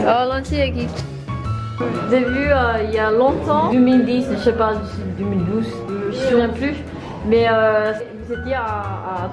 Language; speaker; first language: French; non-native, learner; Korean